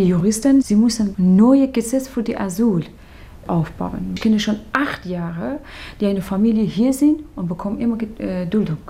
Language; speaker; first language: German; non-native, learner; Persian